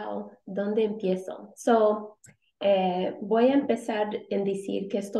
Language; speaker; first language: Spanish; early bilingual, heritage; Spanish